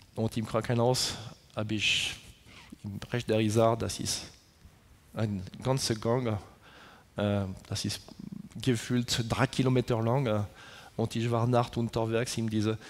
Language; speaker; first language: German; non-native, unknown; French